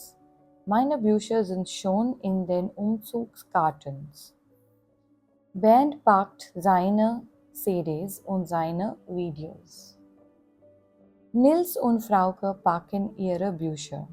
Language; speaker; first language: German; non-native, fluent; Gujarati